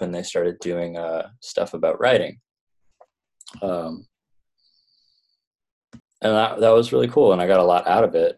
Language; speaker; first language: English; native; English